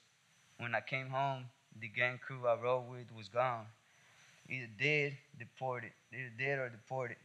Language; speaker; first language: English; native; English